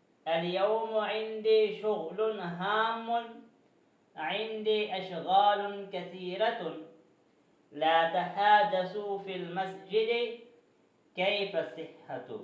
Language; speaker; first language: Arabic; non-native, fluent; Urdu